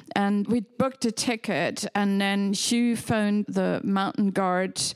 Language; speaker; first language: English; non-native, fluent; German